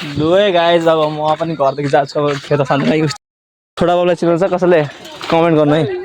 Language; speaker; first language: Nepali; non-native, local second language; Rana Tharu